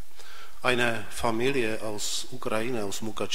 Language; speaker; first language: German; non-native, fluent; Czech